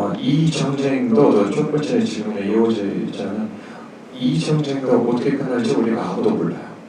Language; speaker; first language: Korean; non-native, fluent; Russian